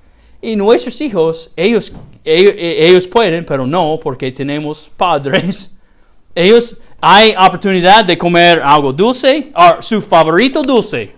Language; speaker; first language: Spanish; non-native, learner; English